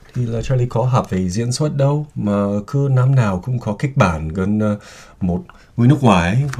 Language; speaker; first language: Vietnamese; non-native, fluent; English